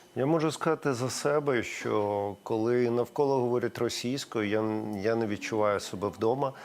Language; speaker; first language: Ukrainian; non-native, local second language; Russian